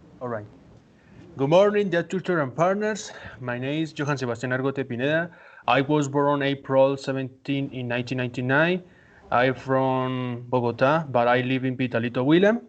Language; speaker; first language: English; non-native, learner; Spanish